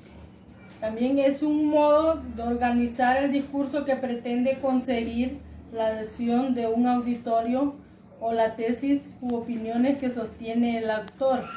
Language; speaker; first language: Spanish; native; Spanish